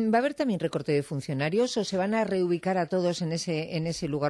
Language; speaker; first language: Spanish; native; Spanish